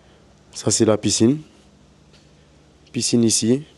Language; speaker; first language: French; native; French